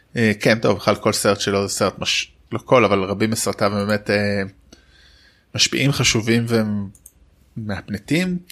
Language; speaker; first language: Hebrew; native; Hebrew